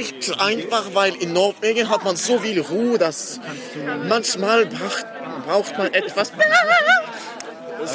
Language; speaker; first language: German; non-native, learner; Norwegian